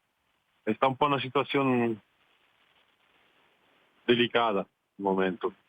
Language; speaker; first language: Spanish; non-native, fluent; Italian